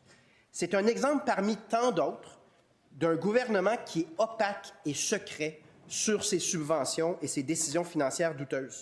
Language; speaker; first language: French; native; French